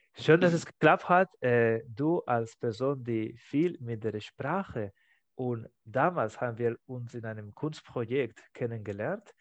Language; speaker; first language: German; non-native, fluent; Spanish